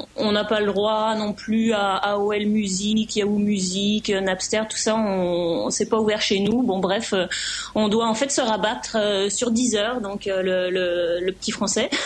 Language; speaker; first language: French; native; French